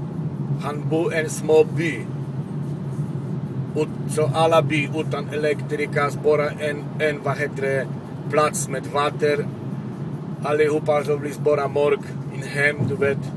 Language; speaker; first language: Swedish; non-native, local second language; Polish